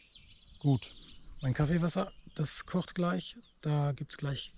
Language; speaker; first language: German; native; German